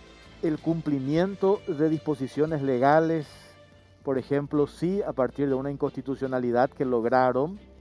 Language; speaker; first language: Spanish; native; Spanish